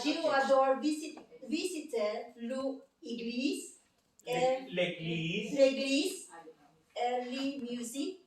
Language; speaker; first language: French; non-native, learner; Filipino